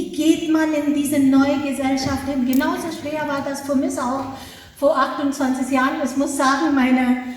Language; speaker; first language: German; non-native, fluent; Hindi